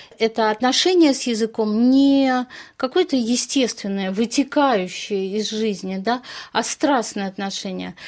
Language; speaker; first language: Russian; native; Russian